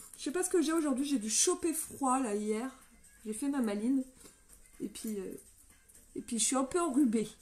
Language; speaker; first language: French; native; French